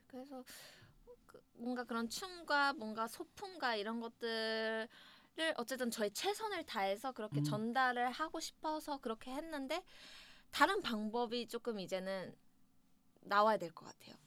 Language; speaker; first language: Korean; native; Korean